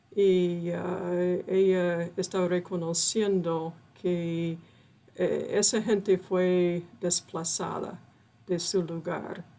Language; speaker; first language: Spanish; non-native, fluent; English